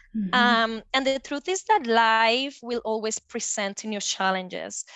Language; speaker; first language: English; non-native, fluent; Spanish